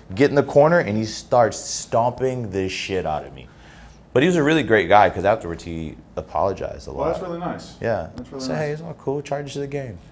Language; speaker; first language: English; native; English